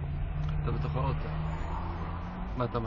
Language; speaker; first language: Hebrew; native; Hebrew